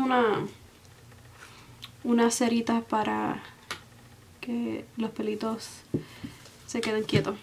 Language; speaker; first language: Spanish; early bilingual, heritage; Spanish